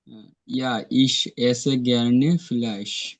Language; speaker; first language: German; non-native, learner; Bangla